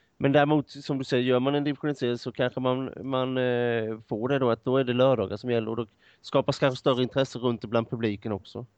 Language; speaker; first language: Swedish; native; Swedish